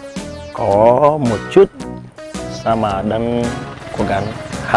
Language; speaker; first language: Vietnamese; non-native, learner; Portuguese